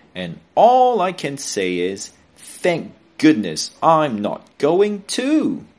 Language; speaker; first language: English; non-native, local second language; Cantonese